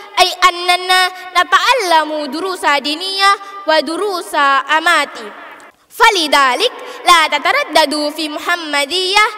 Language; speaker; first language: Arabic; non-native, learner; Indonesian